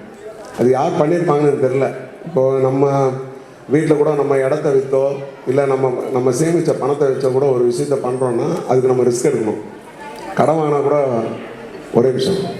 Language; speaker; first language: Tamil; native; Tamil